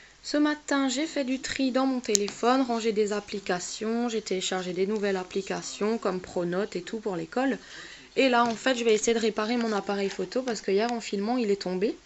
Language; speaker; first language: French; native; French